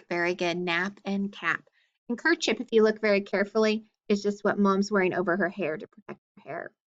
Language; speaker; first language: English; native; English